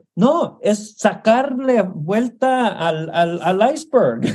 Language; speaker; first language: Spanish; early bilingual, heritage; Spanish